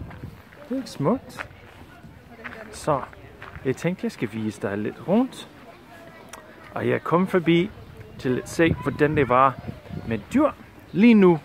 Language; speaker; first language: Danish; non-native, fluent; English